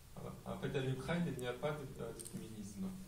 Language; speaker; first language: French; non-native, fluent; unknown